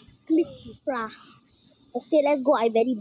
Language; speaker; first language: English; non-native, local second language; Malay